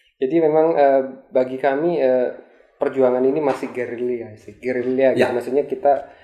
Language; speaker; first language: Indonesian; native; Indonesian